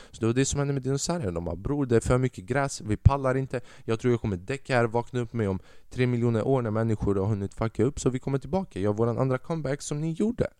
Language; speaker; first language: Swedish; early bilingual, other home language; Albanian